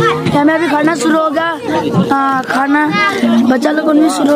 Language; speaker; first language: Hindi; non-native, local second language; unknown